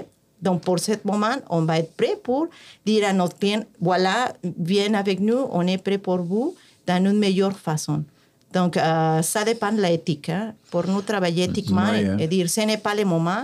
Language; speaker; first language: French; non-native, fluent; Spanish